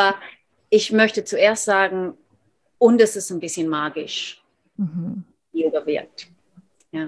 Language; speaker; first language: German; non-native, fluent; English